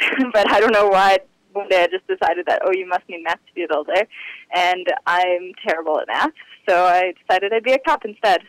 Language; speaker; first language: English; native; English